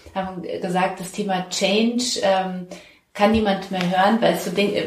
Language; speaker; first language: German; native; German